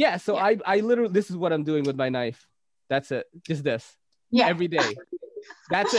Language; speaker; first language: English; native; English